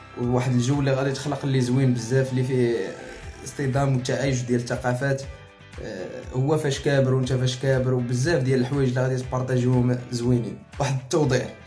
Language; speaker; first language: Arabic; native; Arabic